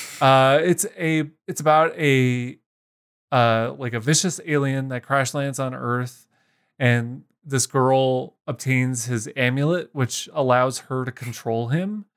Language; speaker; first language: English; native; English